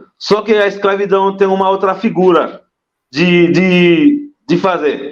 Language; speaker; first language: Portuguese; non-native, fluent; Haitian Creole